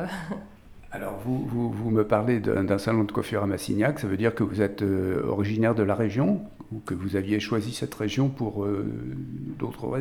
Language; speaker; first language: French; native; French